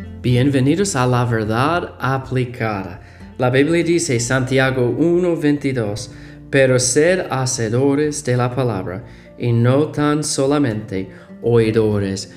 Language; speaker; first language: Spanish; non-native, learner; English